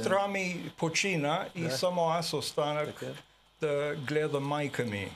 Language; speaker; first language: Bulgarian; early bilingual, heritage; Bulgarian